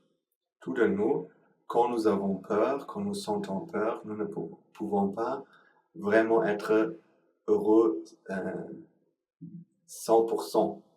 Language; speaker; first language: French; non-native, learner; Sinhala